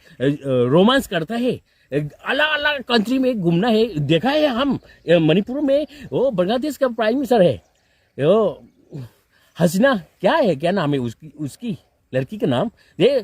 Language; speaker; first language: Hindi; non-native, local second language; Manipuri